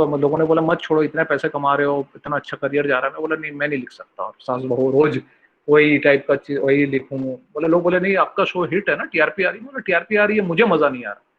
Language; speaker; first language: Hindi; non-native, local second language; Bangla